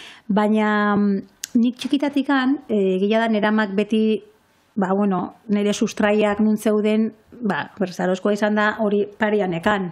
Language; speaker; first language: Basque; native; Basque